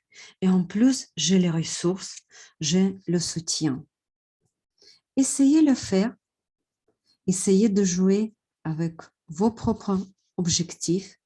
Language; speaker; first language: French; non-native, fluent; Russian